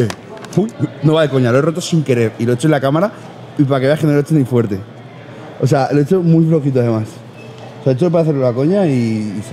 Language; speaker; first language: Spanish; native; Spanish